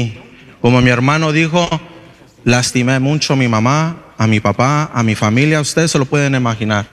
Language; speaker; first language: Spanish; early bilingual, heritage; Spanish